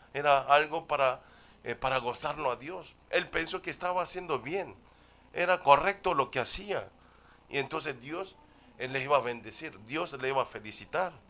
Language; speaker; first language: Spanish; non-native, fluent; Korean